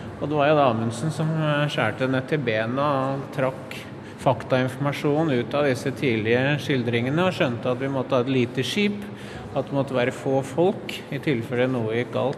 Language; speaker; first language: Norwegian; native; Norwegian